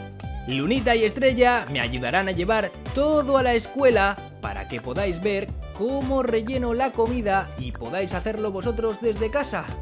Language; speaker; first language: Spanish; native; Spanish